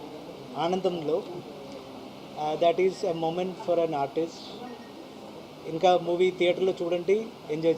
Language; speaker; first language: Telugu; non-native, fluent; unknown